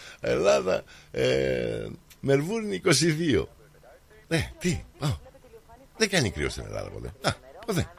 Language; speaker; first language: Greek; early bilingual, heritage; Greek